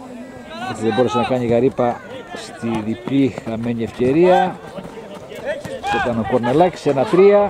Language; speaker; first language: Greek; native; Greek